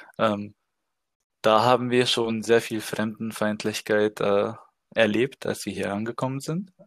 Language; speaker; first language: German; early bilingual, other home language; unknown